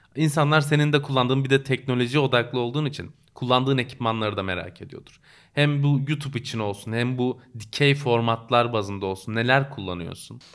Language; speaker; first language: Turkish; native; Turkish